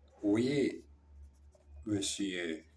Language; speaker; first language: French; non-native, learner; Portuguese